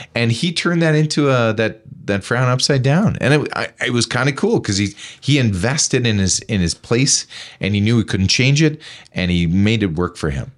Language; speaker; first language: English; native; English